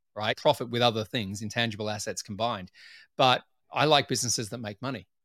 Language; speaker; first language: English; native; English